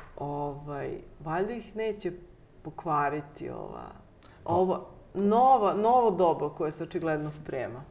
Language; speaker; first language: Bosnian; native; Bosnian